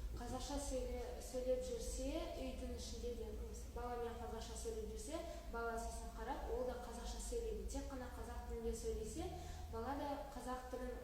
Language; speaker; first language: Kazakh; non-native, local second language; Russian